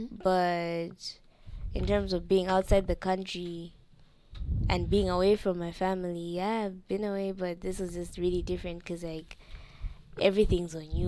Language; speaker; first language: English; non-native, local second language; Nyanja